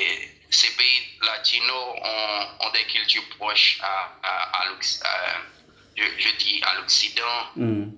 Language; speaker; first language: French; non-native, local second language; Haitian Creole